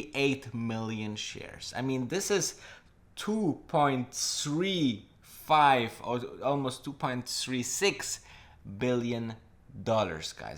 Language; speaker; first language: English; non-native, fluent; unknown